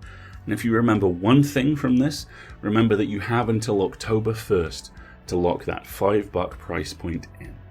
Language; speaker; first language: English; native; English